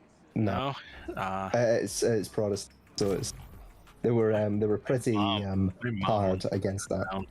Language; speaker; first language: English; native; English